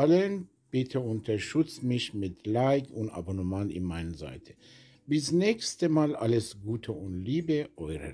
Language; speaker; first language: German; non-native, learner; Persian